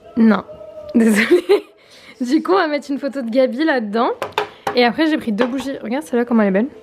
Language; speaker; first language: French; early bilingual, other home language; Portuguese